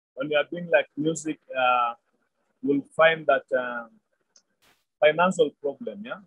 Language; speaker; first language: English; non-native, local second language; Luyia